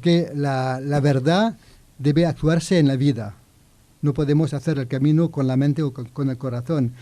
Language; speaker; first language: Spanish; non-native, learner; French